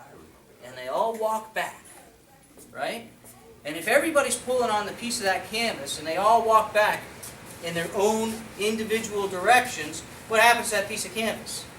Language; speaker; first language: English; native; English